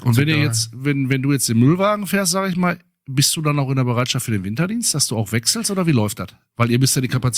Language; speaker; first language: German; native; German